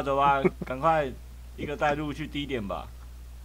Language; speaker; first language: Chinese; native; Chinese